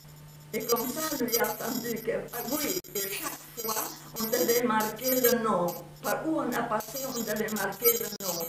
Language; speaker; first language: French; non-native, fluent; Hungarian